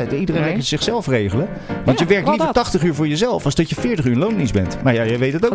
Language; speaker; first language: Dutch; native; Dutch